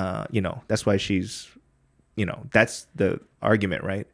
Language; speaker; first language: English; early bilingual, other home language; Korean